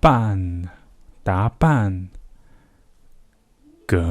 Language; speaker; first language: Chinese; non-native, learner; Mongolian